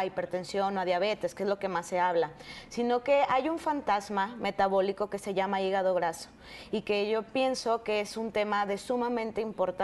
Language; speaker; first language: Spanish; native; Spanish